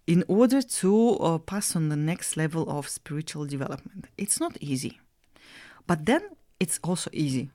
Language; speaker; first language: English; non-native, fluent; Russian